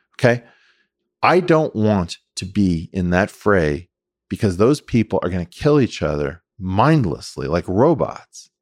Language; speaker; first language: English; native; English